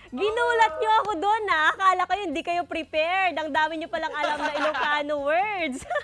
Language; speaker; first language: Filipino; native; Filipino